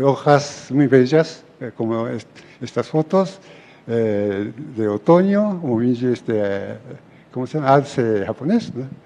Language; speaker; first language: Spanish; non-native, fluent; Japanese